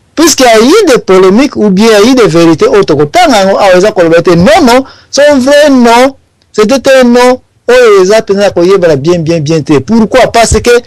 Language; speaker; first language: French; non-native, local second language; Lingala